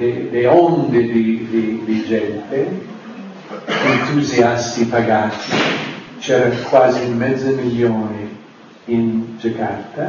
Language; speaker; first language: Italian; non-native, fluent; English